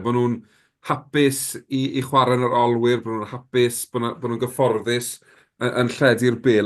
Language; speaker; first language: Welsh; native; Welsh